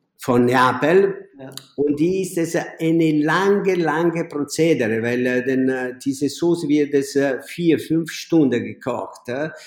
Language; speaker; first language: German; non-native, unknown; Italian